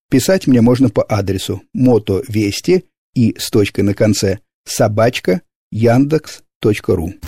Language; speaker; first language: Russian; native; Russian